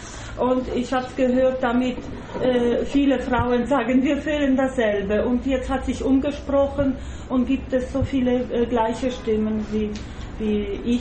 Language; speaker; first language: German; non-native, fluent; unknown